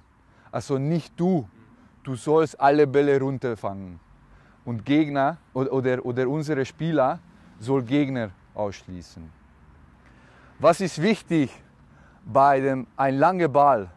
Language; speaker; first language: German; non-native, learner; Hungarian